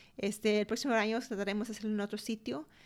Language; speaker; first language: Spanish; early bilingual, heritage; English